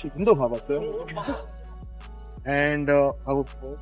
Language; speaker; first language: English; non-native, learner; Korean